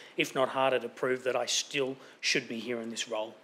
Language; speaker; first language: English; native; English